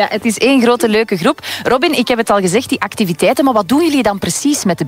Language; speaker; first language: Dutch; native; Dutch